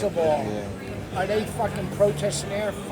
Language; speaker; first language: English; native; English